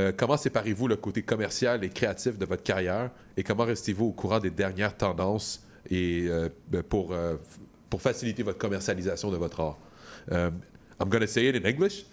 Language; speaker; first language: French; native; French